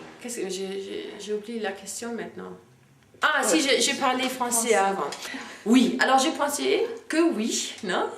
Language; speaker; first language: French; non-native, fluent; German